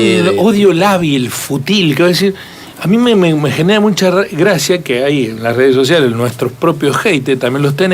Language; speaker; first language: Spanish; native; Spanish